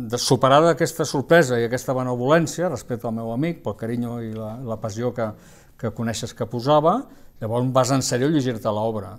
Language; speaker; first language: Catalan; non-native, local second language; Spanish